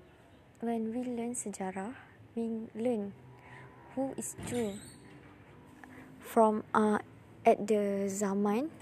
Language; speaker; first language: English; non-native, learner; Malay